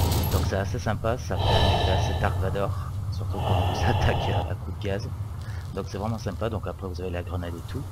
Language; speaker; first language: French; native; French